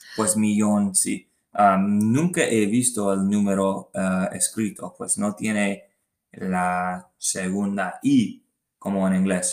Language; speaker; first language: Spanish; non-native, learner; English